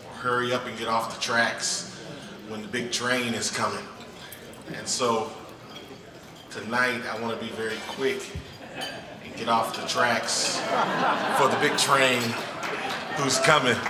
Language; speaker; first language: English; native; English